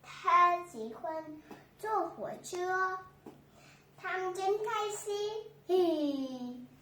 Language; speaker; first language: Chinese; non-native, learner; Vietnamese